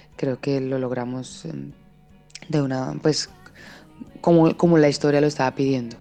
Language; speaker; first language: Spanish; native; Spanish